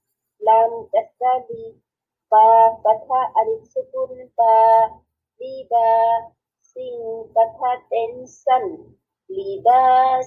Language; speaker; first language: Arabic; non-native, learner; Bangla